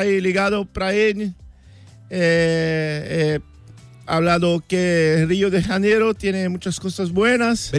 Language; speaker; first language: Spanish; non-native, learner; Portuguese